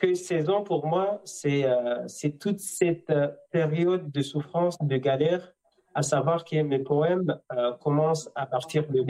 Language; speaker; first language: French; non-native, local second language; Comorian